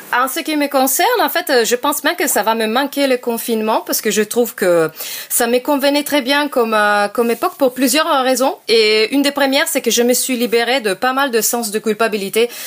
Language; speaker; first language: French; non-native, fluent; Italian